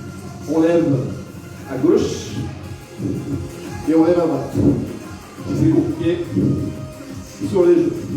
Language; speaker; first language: French; native; French